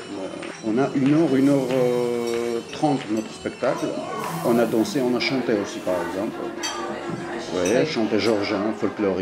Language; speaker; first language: French; non-native, learner; Georgian